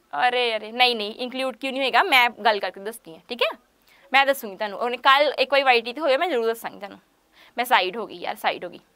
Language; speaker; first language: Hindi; non-native, local second language; Punjabi